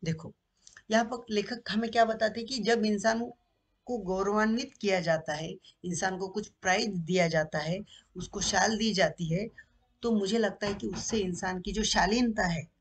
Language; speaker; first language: Hindi; non-native, local second language; Marathi